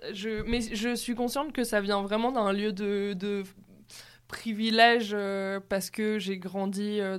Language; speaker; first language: French; native; French